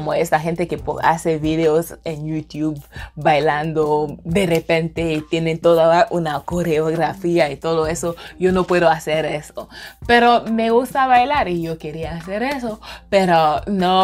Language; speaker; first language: Spanish; non-native, fluent; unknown